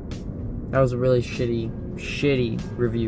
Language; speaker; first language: English; native; English